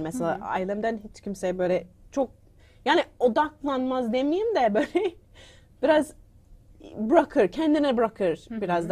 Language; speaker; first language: Turkish; non-native, learner; English